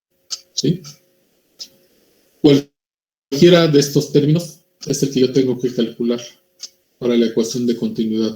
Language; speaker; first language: Spanish; native; Spanish